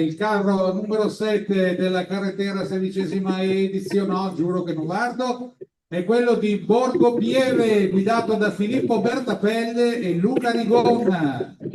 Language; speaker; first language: Italian; native; Italian